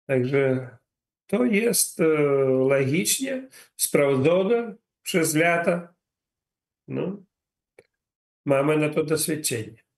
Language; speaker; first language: Polish; non-native, learner; Ukrainian